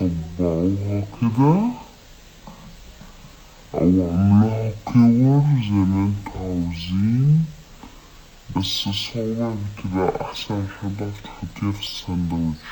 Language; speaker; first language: Arabic; native; Arabic